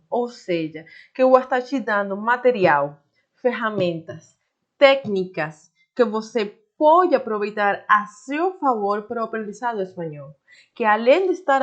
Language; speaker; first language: Portuguese; non-native, fluent; Spanish